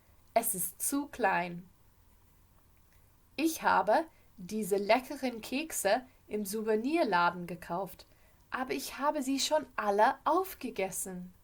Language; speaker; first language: German; non-native, fluent; English